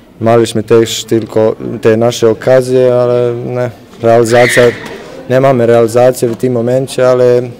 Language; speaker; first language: Polish; non-native, learner; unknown